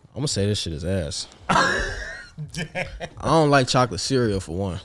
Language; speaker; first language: English; native; English